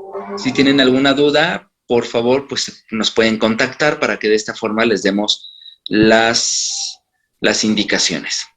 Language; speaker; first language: Spanish; native; Spanish